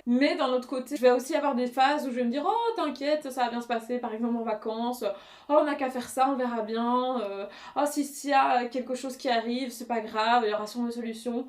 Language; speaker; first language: French; native; French